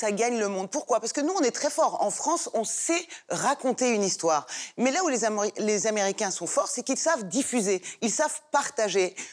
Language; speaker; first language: French; non-native, fluent; Persian